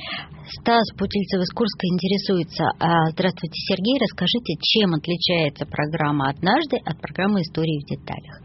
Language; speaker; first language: Russian; native; Russian